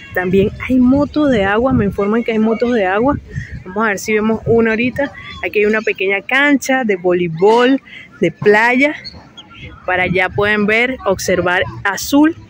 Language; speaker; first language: Spanish; native; Spanish